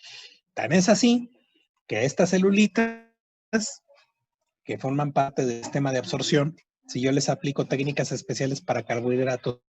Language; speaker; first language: Spanish; native; Spanish